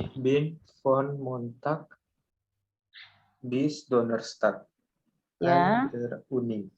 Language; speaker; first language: German; non-native, learner; Indonesian